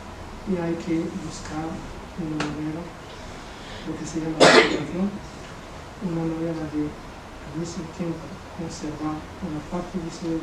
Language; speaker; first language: Spanish; non-native, fluent; Arabic